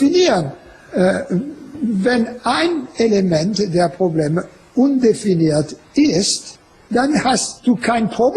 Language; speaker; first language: German; non-native, fluent; French